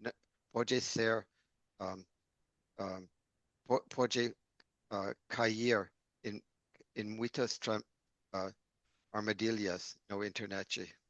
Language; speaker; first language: Portuguese; non-native, learner; English